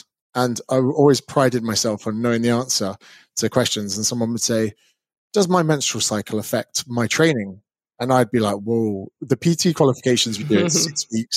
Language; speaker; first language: English; native; English